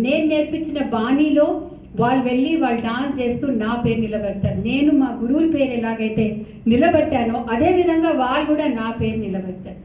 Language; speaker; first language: Telugu; non-native, local second language; Hindi